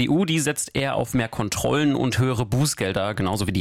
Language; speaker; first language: German; native; German